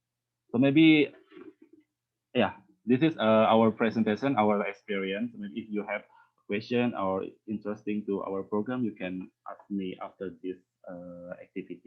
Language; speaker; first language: English; non-native, learner; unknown